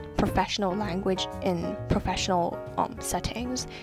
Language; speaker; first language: English; non-native, local second language; Cantonese